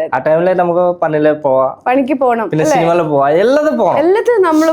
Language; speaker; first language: Malayalam; non-native, local second language; Bangla